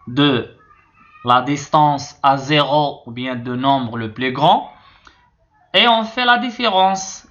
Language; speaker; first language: French; non-native, local second language; Arabic